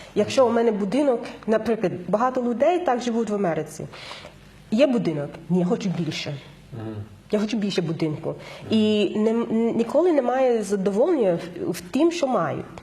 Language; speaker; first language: Ukrainian; non-native, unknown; English